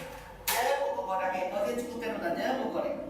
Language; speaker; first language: Japanese; non-native, fluent; Chinese